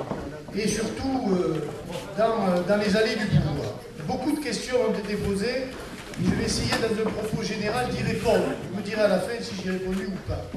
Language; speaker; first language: French; native; French